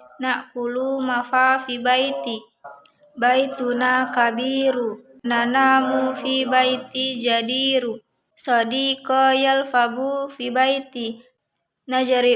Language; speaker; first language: Arabic; non-native, learner; Indonesian